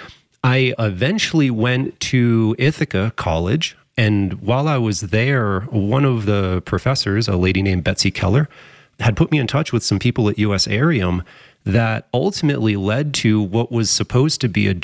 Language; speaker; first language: English; native; English